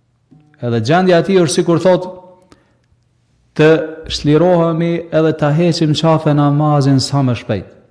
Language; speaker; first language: Albanian; native; Albanian